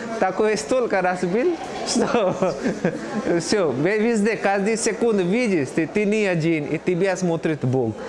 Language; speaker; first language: Russian; non-native, learner; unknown